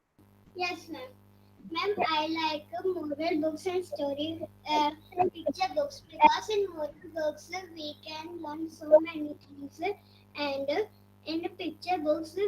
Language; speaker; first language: English; non-native, learner; Hindi